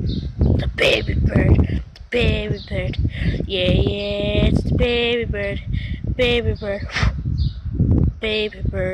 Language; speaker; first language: English; native; English